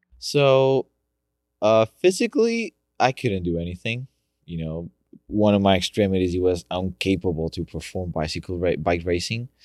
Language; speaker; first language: English; non-native, fluent; Spanish